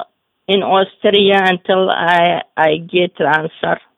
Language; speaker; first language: English; non-native, learner; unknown